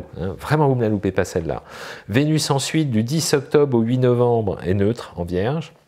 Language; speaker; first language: French; native; French